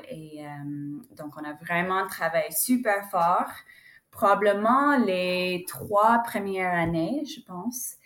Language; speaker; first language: French; non-native, fluent; English